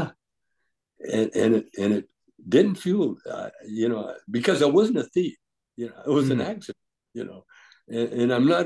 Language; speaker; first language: English; native; English